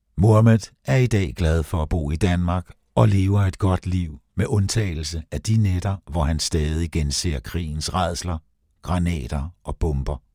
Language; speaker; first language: Danish; native; Danish